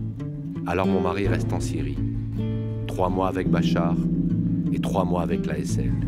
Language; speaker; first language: French; non-native, learner; Arabic